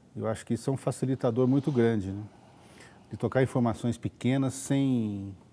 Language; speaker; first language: Portuguese; native; Portuguese